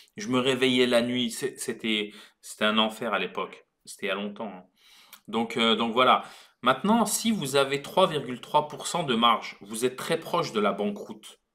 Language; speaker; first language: French; native; French